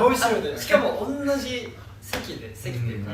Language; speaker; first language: Japanese; native; Japanese